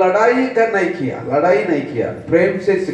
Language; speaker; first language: Hindi; non-native, local second language; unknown